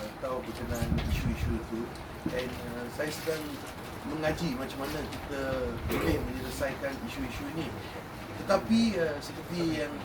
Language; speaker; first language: Malay; non-native, local second language; Tamil